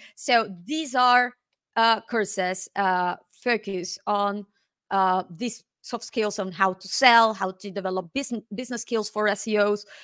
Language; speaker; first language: English; non-native, fluent; Spanish